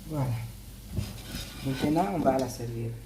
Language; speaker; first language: French; non-native, fluent; Italian